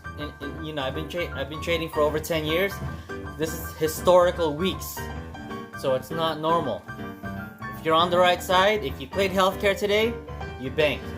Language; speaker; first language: English; native; English